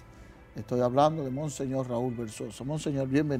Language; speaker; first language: Spanish; native; Spanish